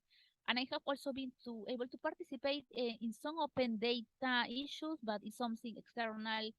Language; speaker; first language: English; non-native, learner; Spanish